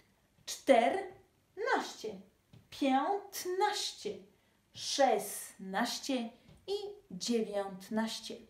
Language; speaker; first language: Polish; non-native, fluent; Spanish